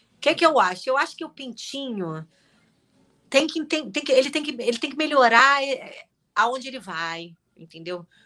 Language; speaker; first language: Portuguese; native; Portuguese